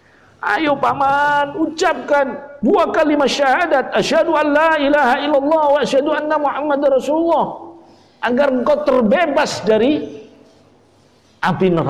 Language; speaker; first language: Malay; non-native, local second language; Javanese